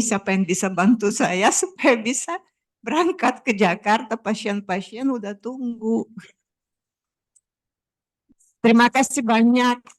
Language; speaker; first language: Indonesian; non-native, fluent; Russian